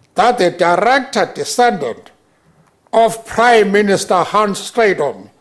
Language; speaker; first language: English; non-native, local second language; Xhosa